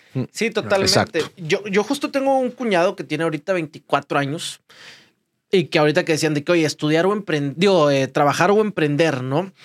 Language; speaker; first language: Spanish; native; Spanish